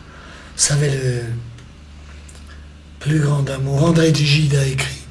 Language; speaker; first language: French; non-native, local second language; German